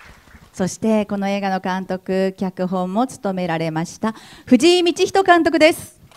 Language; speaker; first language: Japanese; native; Japanese